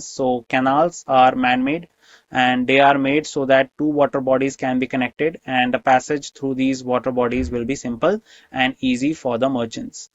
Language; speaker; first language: English; non-native, local second language; Hindi